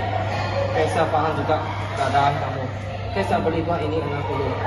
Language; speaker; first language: Indonesian; non-native, local second language; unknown